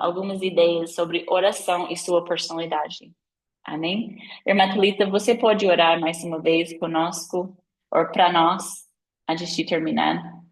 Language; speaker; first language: Portuguese; non-native, fluent; English